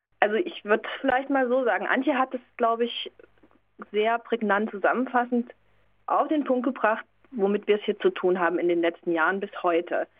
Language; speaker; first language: German; native; German